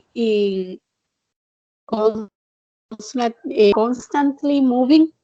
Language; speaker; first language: English; non-native, learner; Spanish